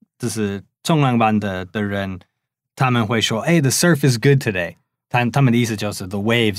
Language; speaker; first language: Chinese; non-native, fluent; English